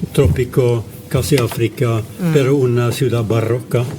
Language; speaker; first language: Spanish; non-native, fluent; Norwegian